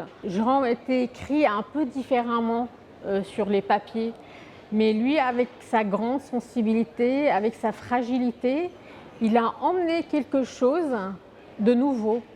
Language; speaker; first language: French; non-native, fluent; Arabic